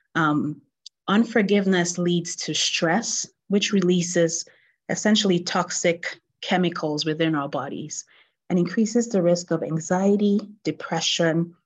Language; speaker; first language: English; non-native, local second language; Yoruba